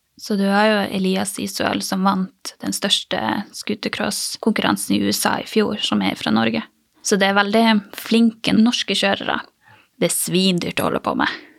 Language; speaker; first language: Norwegian; native; Norwegian